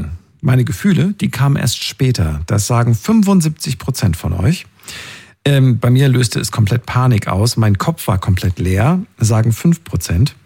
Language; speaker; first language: German; native; German